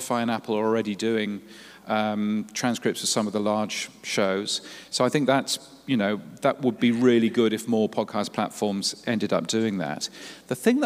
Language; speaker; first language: English; native; English